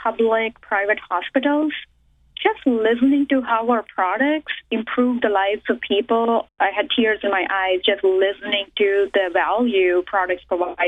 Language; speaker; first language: English; non-native, local second language; Telugu